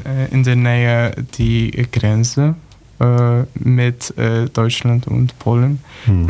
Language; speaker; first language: German; non-native, learner; Polish